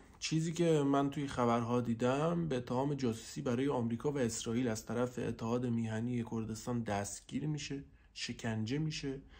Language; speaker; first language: Persian; non-native, local second language; Central Kurdish